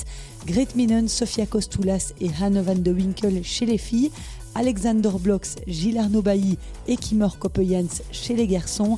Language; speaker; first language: French; native; French